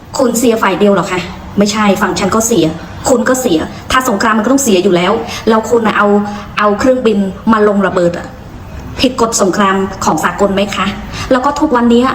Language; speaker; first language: Thai; non-native, fluent; Khmer